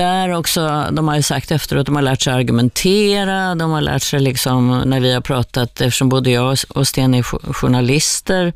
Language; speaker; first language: Swedish; native; Swedish